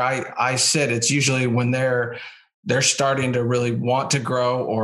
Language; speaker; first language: English; native; English